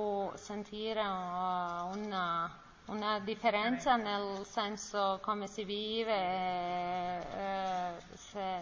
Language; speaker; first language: Italian; non-native, learner; Bosnian